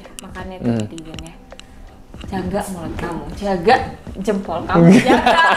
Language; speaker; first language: Indonesian; native; Indonesian